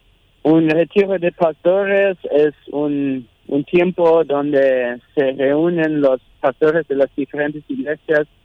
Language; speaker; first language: Spanish; non-native, local second language; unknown